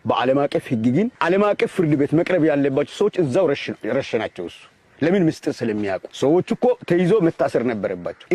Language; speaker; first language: Amharic; non-native, local second language; Afar